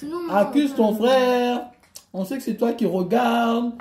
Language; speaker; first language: French; native; French